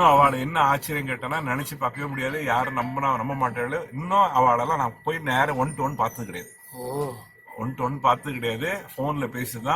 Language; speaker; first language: Tamil; native; Tamil